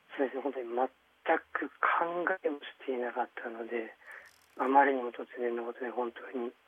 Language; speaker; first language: Japanese; early bilingual, other home language; Chinese